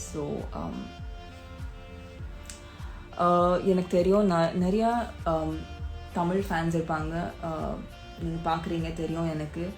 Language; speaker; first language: Tamil; non-native, local second language; Hindi